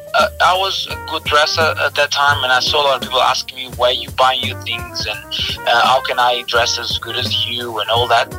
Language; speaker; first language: English; non-native, fluent; Portuguese